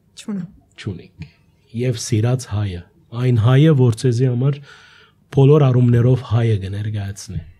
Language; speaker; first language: Armenian; early bilingual, heritage; Armenian